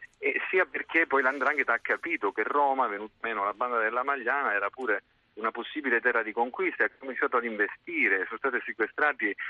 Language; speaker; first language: Italian; native; Italian